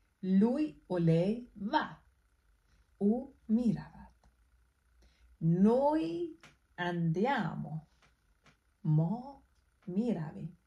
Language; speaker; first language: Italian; non-native, fluent; Persian